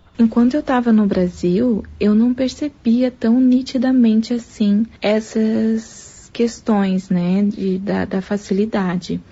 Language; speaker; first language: Portuguese; native; Portuguese